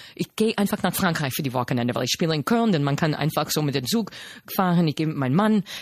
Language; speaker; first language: German; non-native, fluent; English